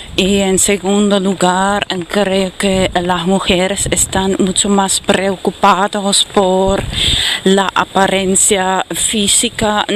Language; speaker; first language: Spanish; non-native, fluent; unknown